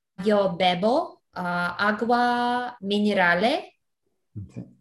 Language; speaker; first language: Spanish; non-native, learner; English